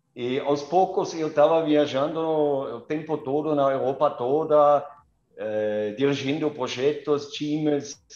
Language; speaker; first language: Portuguese; non-native, fluent; German